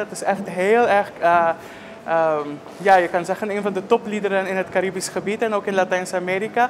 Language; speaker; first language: Dutch; non-native, local second language; Spanish